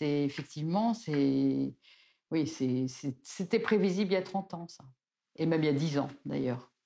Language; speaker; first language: French; native; French